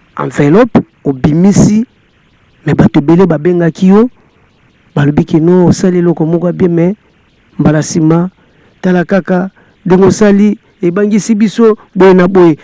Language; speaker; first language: Lingala; non-native, local second language; Kongo